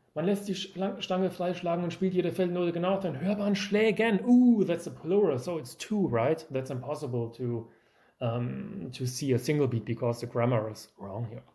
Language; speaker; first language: English; non-native, fluent; German